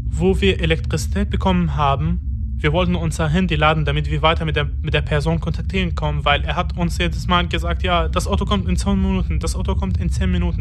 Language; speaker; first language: German; non-native, fluent; Arabic